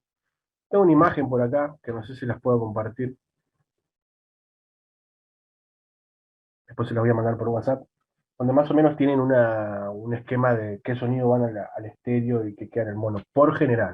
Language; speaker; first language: Spanish; native; Spanish